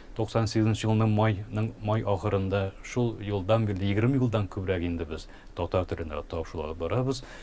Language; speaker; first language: Tatar; early bilingual, heritage; Tatar